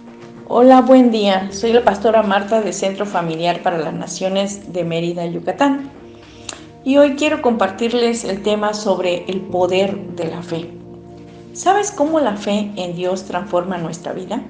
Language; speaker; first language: Spanish; native; Spanish